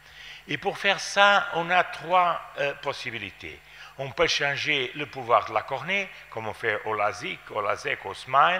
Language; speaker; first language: French; non-native, fluent; Portuguese